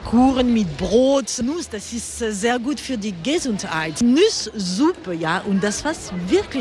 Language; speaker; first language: German; non-native, learner; French